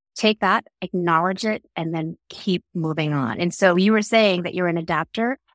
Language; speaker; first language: English; early bilingual, other home language; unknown